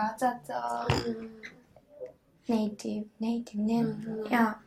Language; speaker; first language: English; non-native, learner; Japanese